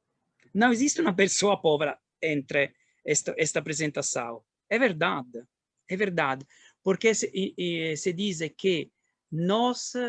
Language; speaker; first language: Portuguese; non-native, learner; Italian